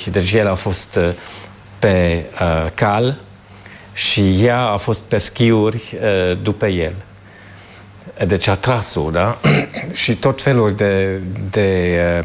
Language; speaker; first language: Romanian; non-native, fluent; German